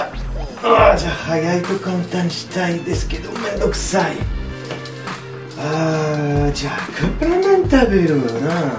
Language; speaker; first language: Japanese; non-native, learner; French